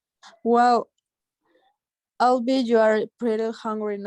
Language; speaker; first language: English; non-native, learner; Spanish